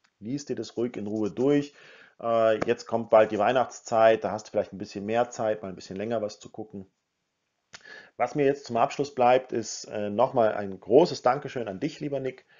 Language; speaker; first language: German; native; German